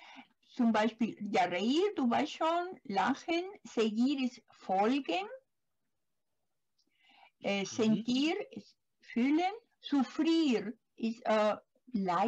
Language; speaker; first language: German; non-native, learner; Spanish